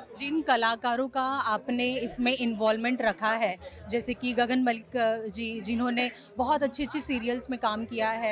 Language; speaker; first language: Hindi; native; Hindi